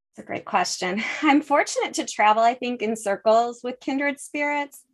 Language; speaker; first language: English; native; English